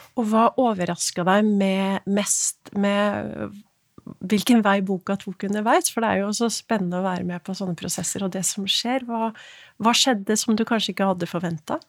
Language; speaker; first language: Norwegian; native; Norwegian